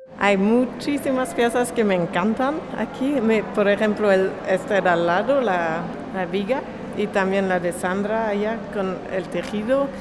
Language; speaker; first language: Spanish; non-native, fluent; French